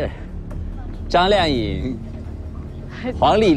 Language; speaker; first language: Chinese; native; Chinese